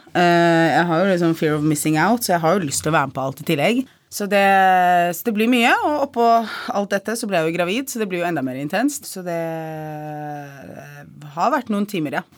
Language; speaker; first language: Norwegian; early bilingual, other home language; Arabic